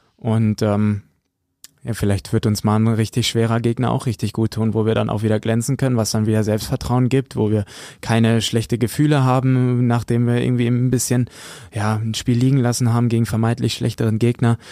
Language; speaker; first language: German; native; German